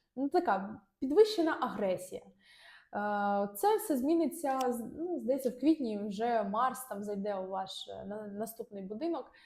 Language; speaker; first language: Ukrainian; non-native, local second language; Russian